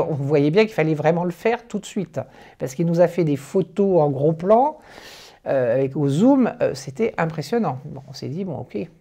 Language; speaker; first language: French; native; French